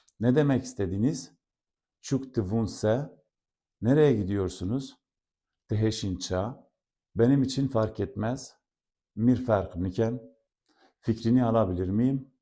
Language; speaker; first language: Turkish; non-native, local second language; Zaza